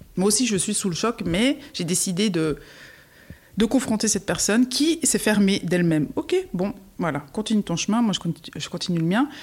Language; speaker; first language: French; native; French